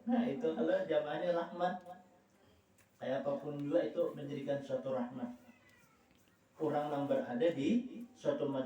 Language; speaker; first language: Indonesian; non-native, local second language; Banjar